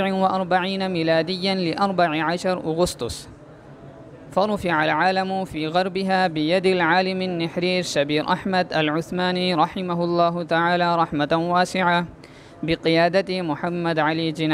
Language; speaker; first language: Arabic; non-native, learner; Urdu